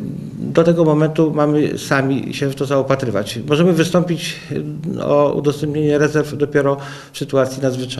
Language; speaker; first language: Polish; native; Polish